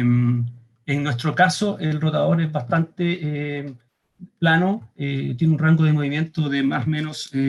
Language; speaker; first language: Spanish; native; Spanish